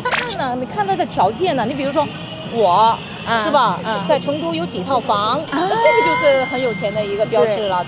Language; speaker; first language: Chinese; native; Chinese